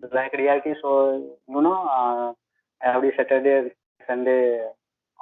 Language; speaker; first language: English; non-native, learner; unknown